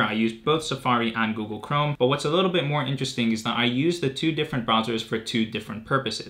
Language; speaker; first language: English; native; English